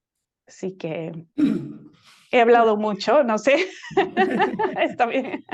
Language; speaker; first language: Spanish; non-native, fluent; English